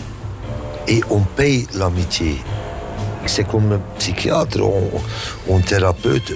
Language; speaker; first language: French; non-native, local second language; Dutch